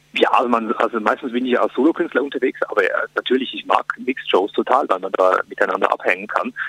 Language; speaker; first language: German; native; German